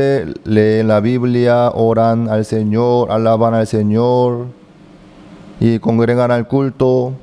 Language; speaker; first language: Spanish; non-native, fluent; Korean